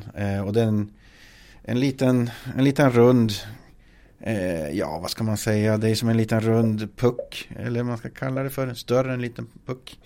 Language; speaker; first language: Swedish; native; Swedish